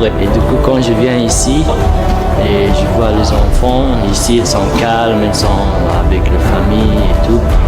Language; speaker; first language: French; non-native, learner; Persian